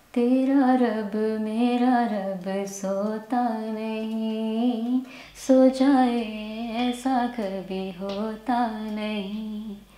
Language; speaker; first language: Urdu; native; Urdu